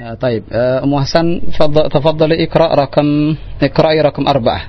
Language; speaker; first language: Arabic; non-native, fluent; Indonesian